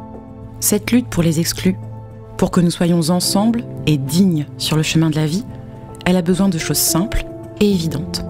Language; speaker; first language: French; native; French